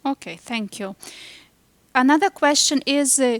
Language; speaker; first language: English; non-native, fluent; Lithuanian